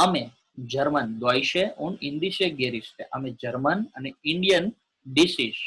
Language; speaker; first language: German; non-native, learner; Gujarati